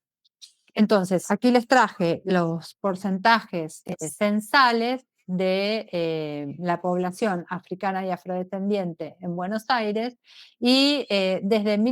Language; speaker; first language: Spanish; native; Spanish